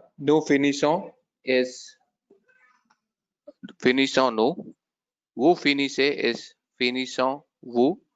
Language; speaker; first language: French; non-native, learner; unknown